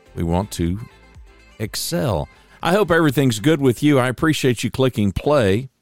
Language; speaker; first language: English; native; English